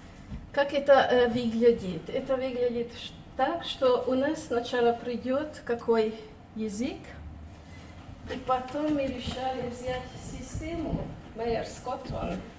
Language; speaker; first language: Russian; non-native, fluent; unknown